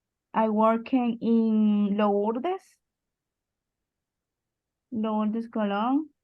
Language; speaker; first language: English; non-native, learner; Spanish